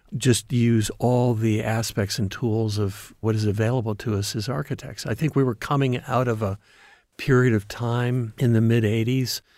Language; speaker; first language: English; native; English